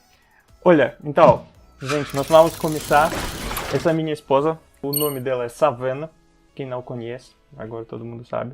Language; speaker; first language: Portuguese; non-native, fluent; Russian